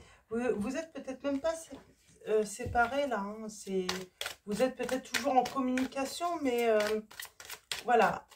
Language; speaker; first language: French; native; French